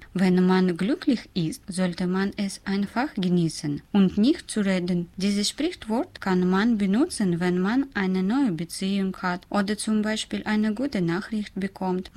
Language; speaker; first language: German; non-native, learner; Russian